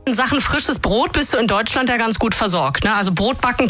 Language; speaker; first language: German; native; German